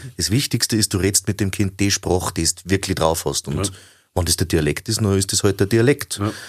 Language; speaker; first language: German; native; German